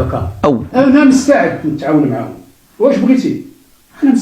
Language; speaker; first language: Arabic; native; Arabic